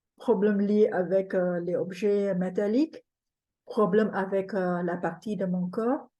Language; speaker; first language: French; non-native, fluent; English